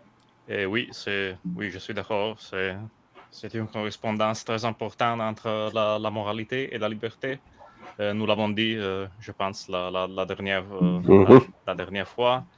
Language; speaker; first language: French; non-native, fluent; Italian